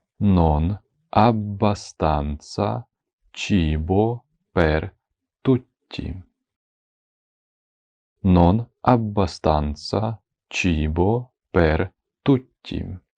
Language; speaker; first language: Italian; non-native, fluent; Ukrainian